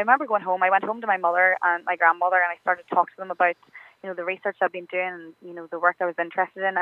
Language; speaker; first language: English; native; English